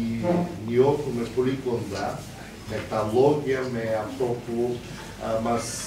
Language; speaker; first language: Greek; non-native, fluent; Bulgarian